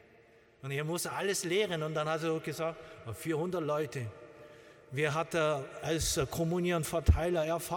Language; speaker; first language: German; non-native, learner; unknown